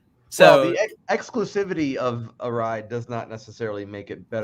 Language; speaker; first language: English; native; English